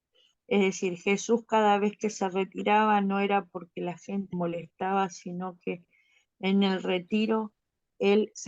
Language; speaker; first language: Spanish; native; Spanish